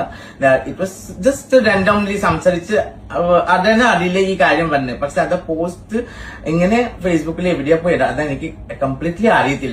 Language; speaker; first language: Malayalam; non-native, fluent; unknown